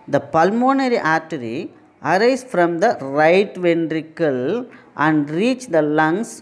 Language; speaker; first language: English; non-native, local second language; Tamil